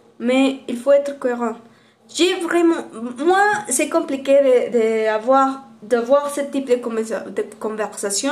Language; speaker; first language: French; non-native, learner; Spanish